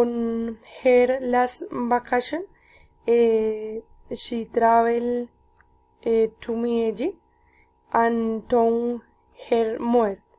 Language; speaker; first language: English; non-native, learner; Spanish